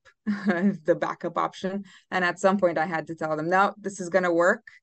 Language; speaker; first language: English; non-native, fluent; Romanian